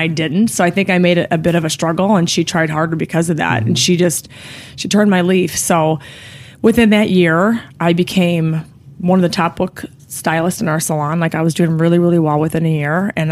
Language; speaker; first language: English; native; English